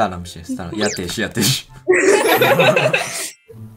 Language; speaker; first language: Polish; non-native, learner; Japanese